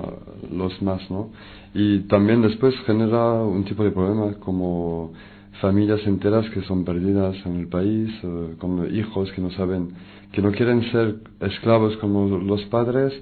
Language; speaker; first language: Spanish; non-native, fluent; French